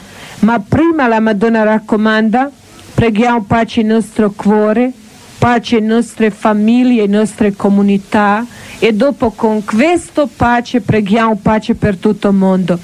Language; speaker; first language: Italian; non-native, learner; Croatian